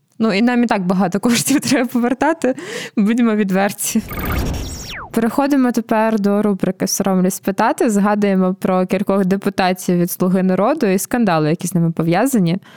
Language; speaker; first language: Ukrainian; native; Ukrainian